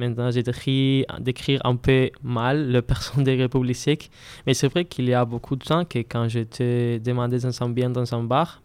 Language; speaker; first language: French; non-native, learner; Spanish